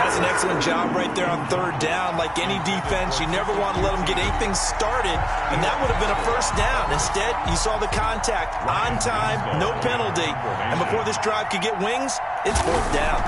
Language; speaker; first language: English; native; English